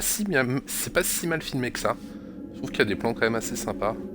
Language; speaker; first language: French; native; French